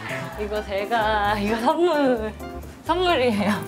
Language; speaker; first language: Korean; early bilingual, heritage; English